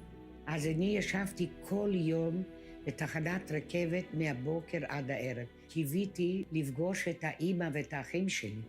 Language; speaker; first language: Hebrew; early bilingual, other home language; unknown